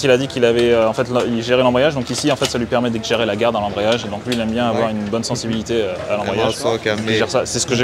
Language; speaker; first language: French; native; French